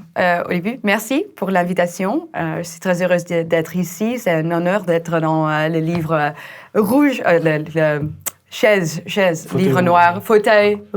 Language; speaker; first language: French; non-native, fluent; Dutch